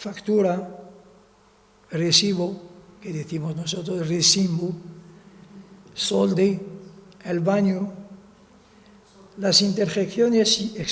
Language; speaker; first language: Spanish; non-native, fluent; Arabic